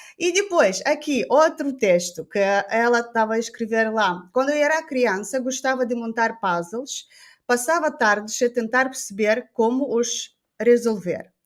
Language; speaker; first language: Portuguese; non-native, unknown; Romanian